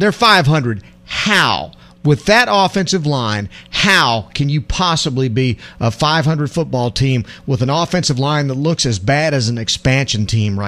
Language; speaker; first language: English; native; English